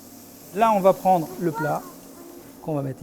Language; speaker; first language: French; native; French